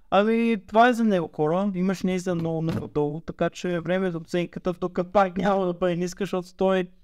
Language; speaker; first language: Bulgarian; native; Bulgarian